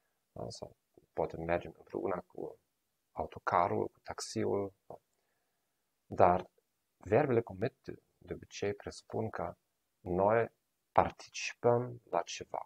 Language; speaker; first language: Romanian; non-native, fluent; German